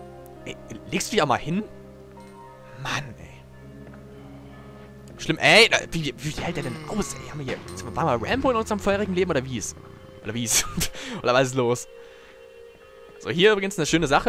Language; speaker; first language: German; native; German